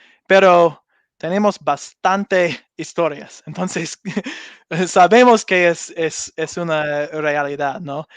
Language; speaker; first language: Spanish; non-native, learner; English